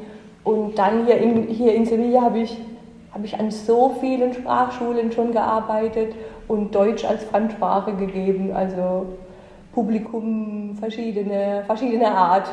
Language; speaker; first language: German; native; German